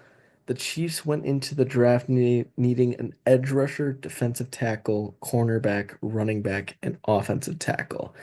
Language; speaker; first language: English; native; English